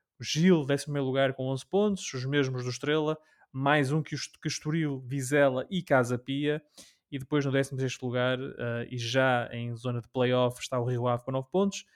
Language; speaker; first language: Portuguese; native; Portuguese